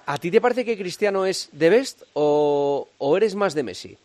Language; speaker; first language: Spanish; native; Spanish